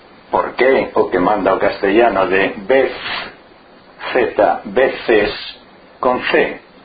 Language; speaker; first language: Spanish; native; Spanish